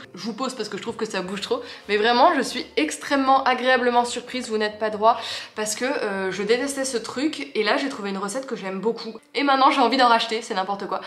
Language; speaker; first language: French; native; French